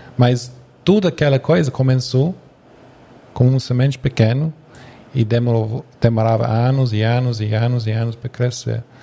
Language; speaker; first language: Portuguese; non-native, fluent; English